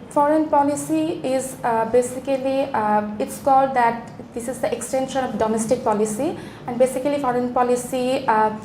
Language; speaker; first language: English; non-native, local second language; Bangla